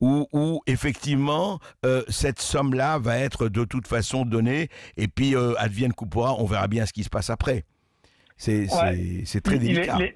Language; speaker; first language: French; native; French